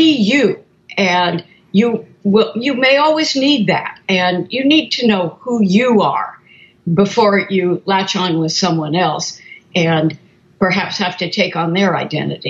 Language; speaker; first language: English; native; English